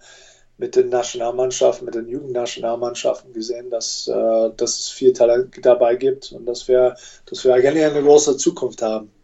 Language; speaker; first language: German; non-native, fluent; English